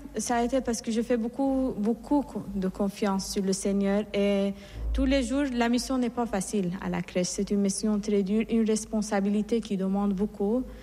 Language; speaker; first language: French; non-native, fluent; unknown